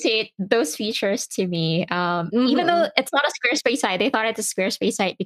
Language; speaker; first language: English; non-native, local second language; Filipino